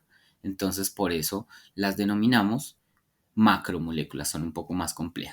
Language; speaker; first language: Spanish; native; Spanish